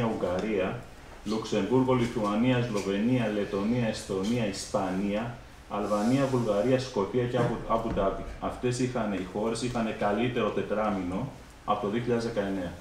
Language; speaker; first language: Greek; native; Greek